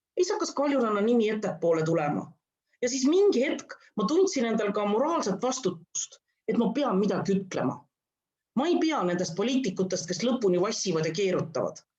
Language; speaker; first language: Estonian; non-native, local second language; Russian